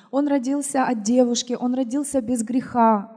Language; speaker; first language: Russian; native; Russian